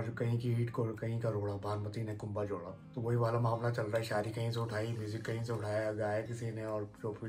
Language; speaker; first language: Urdu; native; Urdu